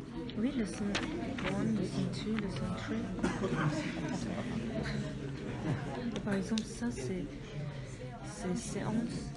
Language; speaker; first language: French; non-native, learner; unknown